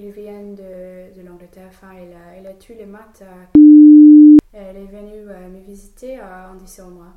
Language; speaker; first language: French; non-native, fluent; English